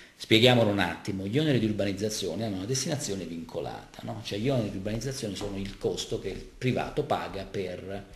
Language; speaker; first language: Italian; native; Italian